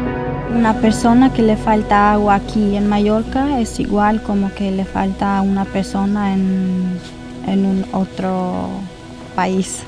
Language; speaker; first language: Spanish; non-native, learner; Albanian